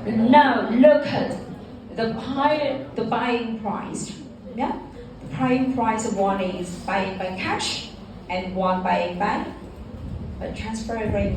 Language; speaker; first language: English; non-native, fluent; Vietnamese